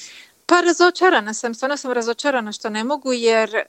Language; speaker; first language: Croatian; early bilingual, heritage; Croatian